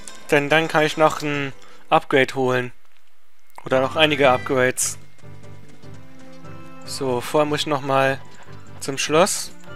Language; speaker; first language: German; native; German